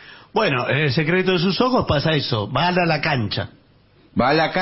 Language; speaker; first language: Spanish; native; Spanish